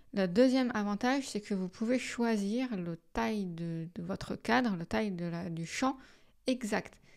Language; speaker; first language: French; native; French